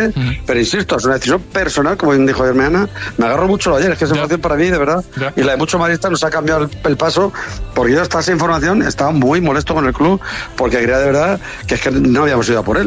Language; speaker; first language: Spanish; native; Spanish